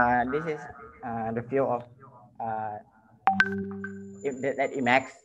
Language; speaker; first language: English; non-native, learner; Indonesian